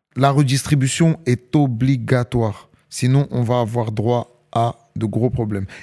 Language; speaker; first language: French; native; French